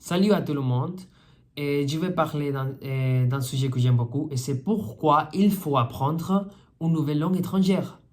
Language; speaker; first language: French; non-native, fluent; Spanish